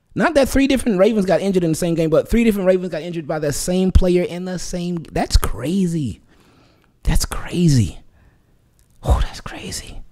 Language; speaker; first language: English; native; English